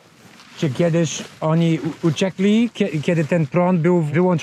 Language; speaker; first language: Polish; non-native, learner; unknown